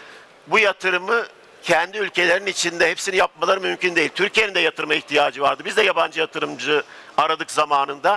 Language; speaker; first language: Turkish; native; Turkish